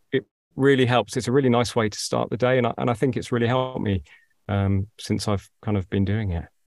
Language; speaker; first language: English; native; English